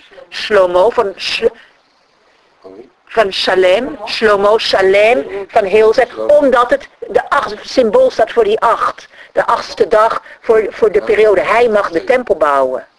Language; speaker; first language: Dutch; native; Dutch